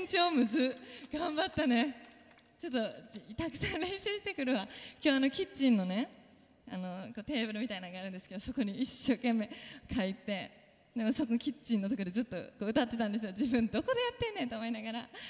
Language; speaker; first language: Japanese; native; Japanese